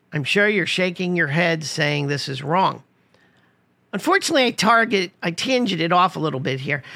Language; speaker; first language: English; native; English